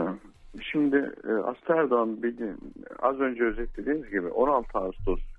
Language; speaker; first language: Turkish; native; Turkish